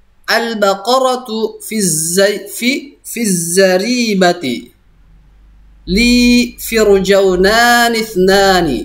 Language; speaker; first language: Arabic; non-native, fluent; Indonesian